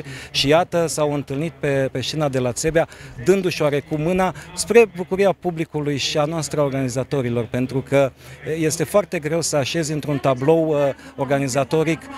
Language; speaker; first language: Romanian; native; Romanian